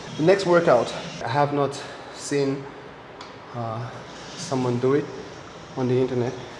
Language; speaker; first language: English; native; English